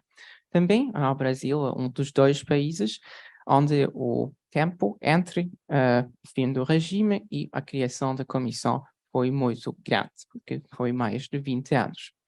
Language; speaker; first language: Portuguese; non-native, fluent; Polish